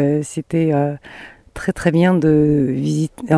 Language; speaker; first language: French; non-native, fluent; Mongolian